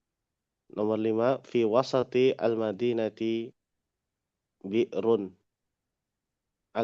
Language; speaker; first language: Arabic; non-native, fluent; Indonesian